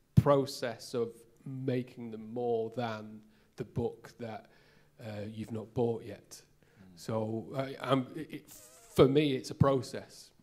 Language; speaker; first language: English; native; English